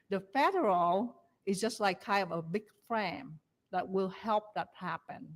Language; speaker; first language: English; non-native, learner; Vietnamese